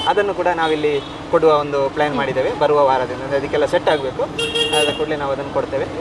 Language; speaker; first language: Kannada; non-native, local second language; Malayalam